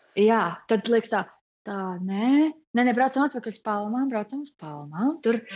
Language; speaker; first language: Latvian; native; Latvian